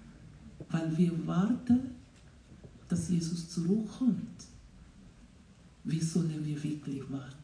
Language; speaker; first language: German; non-native, learner; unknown